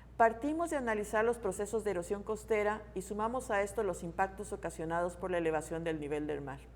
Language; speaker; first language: Spanish; native; Spanish